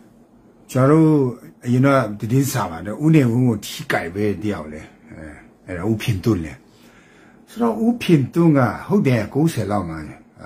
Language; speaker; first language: Burmese; non-native, local second language; Kachin